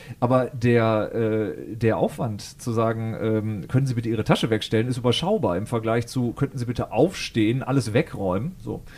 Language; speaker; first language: German; native; German